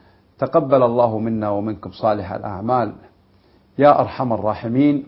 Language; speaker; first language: Arabic; native; Arabic